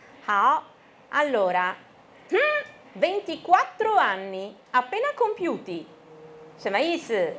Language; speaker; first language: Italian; non-native, fluent; Chinese